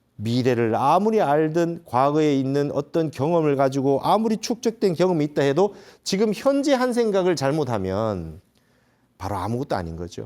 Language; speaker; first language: Korean; native; Korean